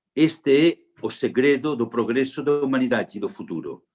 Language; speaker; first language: Portuguese; non-native, learner; Spanish